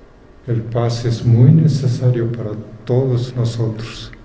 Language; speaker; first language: Spanish; non-native, fluent; Japanese